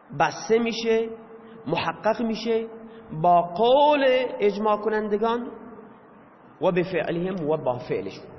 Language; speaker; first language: Persian; non-native, local second language; Baluchi